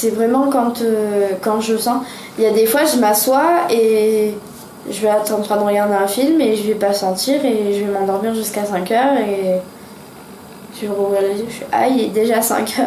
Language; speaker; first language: French; native; French